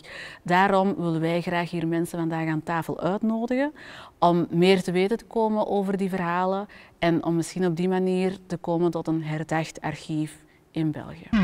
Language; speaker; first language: Dutch; native; Dutch